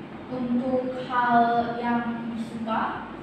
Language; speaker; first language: Indonesian; non-native, learner; Arabic